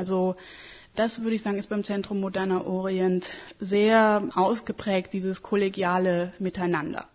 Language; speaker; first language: German; native; German